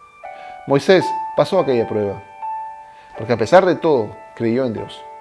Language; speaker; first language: Spanish; native; Spanish